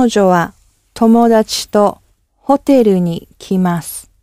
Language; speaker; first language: Japanese; non-native, learner; English